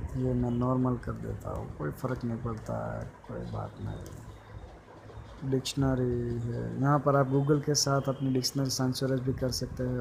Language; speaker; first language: Hindi; non-native, local second language; Gujarati